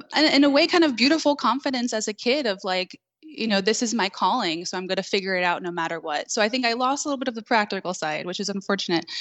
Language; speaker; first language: English; native; English